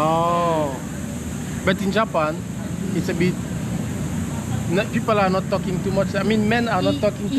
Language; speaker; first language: English; non-native, learner; French